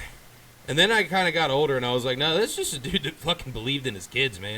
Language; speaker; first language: English; native; English